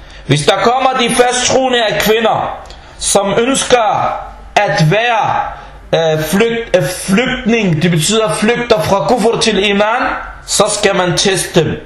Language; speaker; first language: Danish; early bilingual, other home language; Arabic